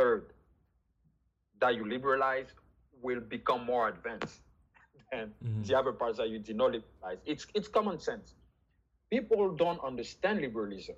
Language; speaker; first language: English; non-native, fluent; French